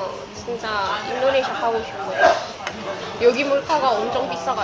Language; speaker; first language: Korean; non-native, fluent; Indonesian